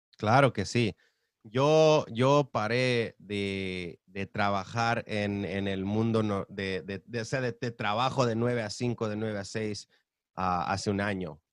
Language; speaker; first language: Spanish; early bilingual, heritage; Spanish